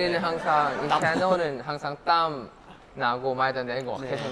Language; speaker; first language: Korean; non-native, fluent; Thai